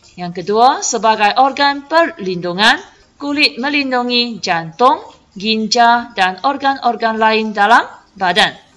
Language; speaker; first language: Malay; non-native, local second language; Chinese